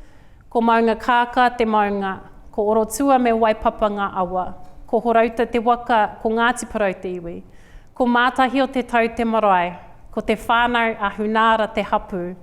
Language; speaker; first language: Māori; non-native, local second language; English